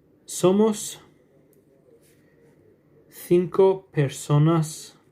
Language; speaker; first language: Spanish; non-native, fluent; English